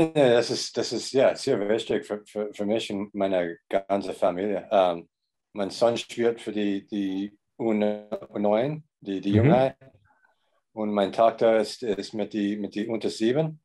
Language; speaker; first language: German; non-native, learner; English